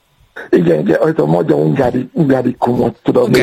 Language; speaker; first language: Hungarian; non-native, learner; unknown